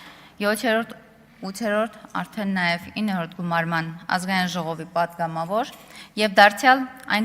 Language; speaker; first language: Armenian; native; Armenian